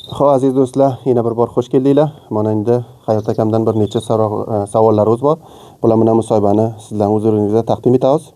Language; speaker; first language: Uzbek; native; Uzbek